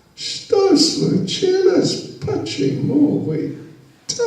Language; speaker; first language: Russian; non-native, learner; English